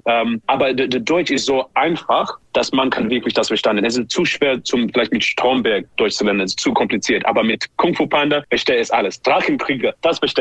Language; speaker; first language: German; non-native, learner; English